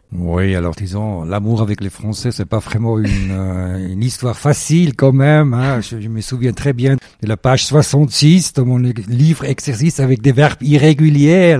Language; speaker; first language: French; non-native, local second language; Swiss German